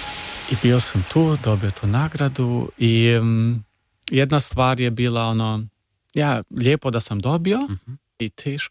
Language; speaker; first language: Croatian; early bilingual, heritage; Serbian